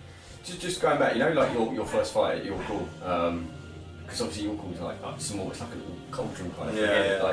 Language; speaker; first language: English; native; English